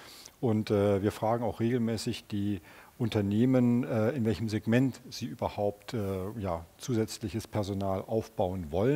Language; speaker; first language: German; native; German